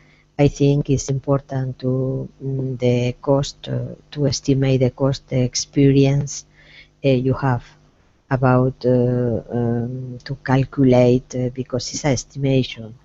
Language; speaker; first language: English; non-native, learner; Spanish